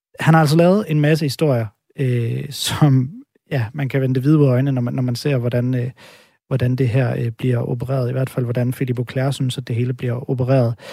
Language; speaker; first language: Danish; native; Danish